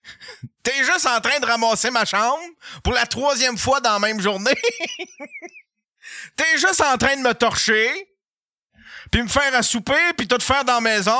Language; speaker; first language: French; native; French